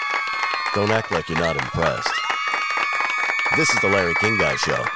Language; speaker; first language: English; native; English